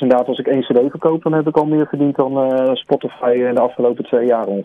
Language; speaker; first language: Dutch; native; Dutch